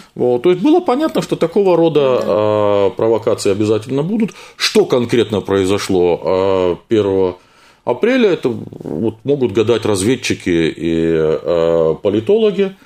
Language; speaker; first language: Russian; native; Russian